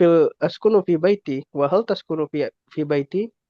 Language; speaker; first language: Arabic; non-native, learner; Indonesian